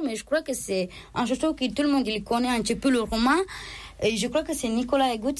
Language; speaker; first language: French; non-native, learner; Romanian